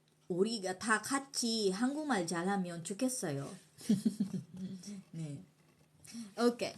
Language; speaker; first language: Korean; non-native, fluent; Filipino